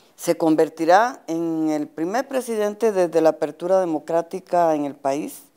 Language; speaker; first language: Spanish; native; Spanish